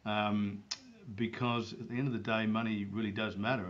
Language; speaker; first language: English; native; English